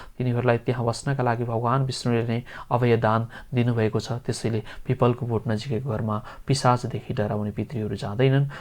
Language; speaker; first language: Nepali; native; Nepali